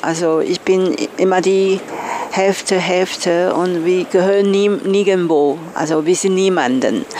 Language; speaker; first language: German; non-native, learner; Chinese